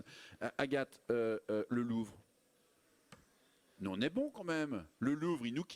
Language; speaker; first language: French; native; French